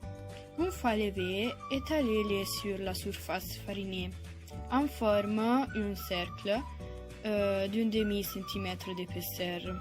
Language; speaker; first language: French; non-native, learner; Italian